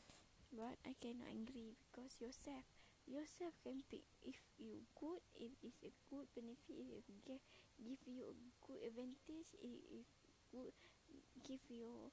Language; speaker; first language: English; non-native, learner; Malay